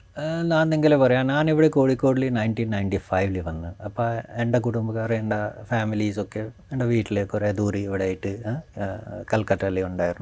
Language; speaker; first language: Malayalam; non-native, fluent; Bangla